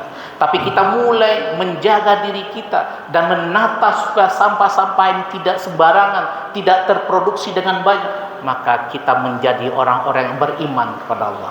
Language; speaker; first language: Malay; non-native, local second language; Minangkabau